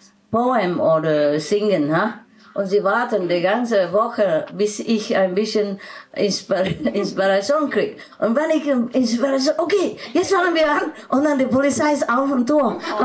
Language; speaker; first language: German; non-native, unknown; Vietnamese